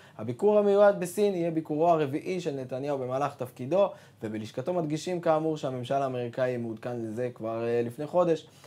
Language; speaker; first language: Hebrew; native; Hebrew